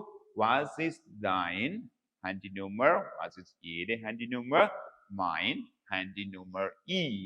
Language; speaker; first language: German; non-native, learner; Malayalam